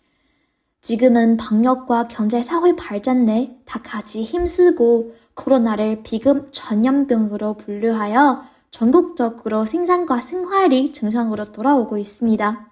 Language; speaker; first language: Korean; non-native, fluent; Chinese